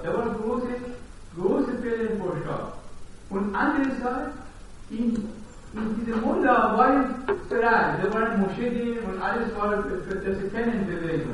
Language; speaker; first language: German; non-native, learner; Persian